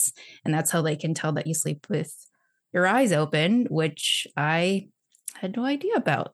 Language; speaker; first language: English; early bilingual, other home language; Chinese